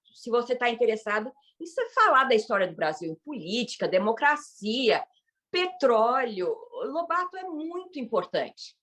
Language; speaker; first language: Portuguese; native; Portuguese